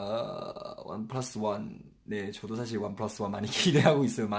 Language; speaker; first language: Korean; non-native, fluent; Chinese